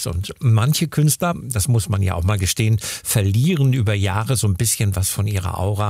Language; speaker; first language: German; native; German